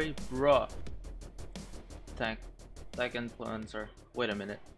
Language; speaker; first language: English; non-native, local second language; Filipino